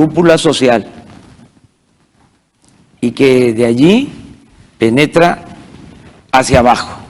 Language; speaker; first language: Spanish; native; Spanish